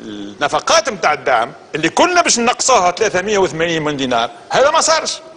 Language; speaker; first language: Arabic; native; Arabic